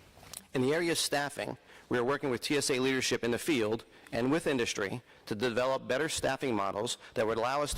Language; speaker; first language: English; native; English